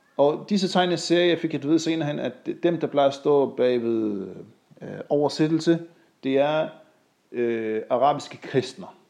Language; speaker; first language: Danish; non-native, fluent; Arabic